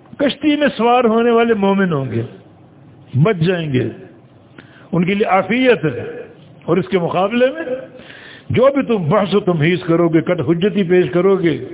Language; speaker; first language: Urdu; native; Urdu